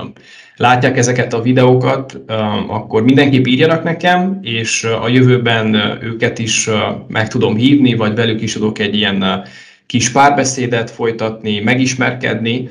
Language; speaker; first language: Hungarian; non-native, fluent; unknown